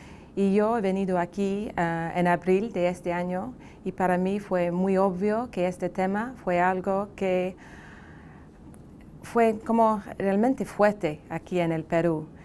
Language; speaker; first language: Spanish; non-native, fluent; English